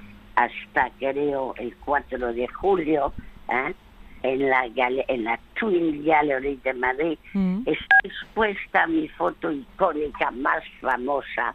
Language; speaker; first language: Spanish; early bilingual, other home language; French